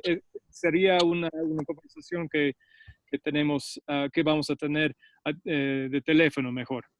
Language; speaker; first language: Spanish; non-native, fluent; English